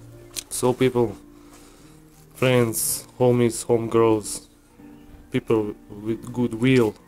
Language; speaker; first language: English; non-native, learner; Croatian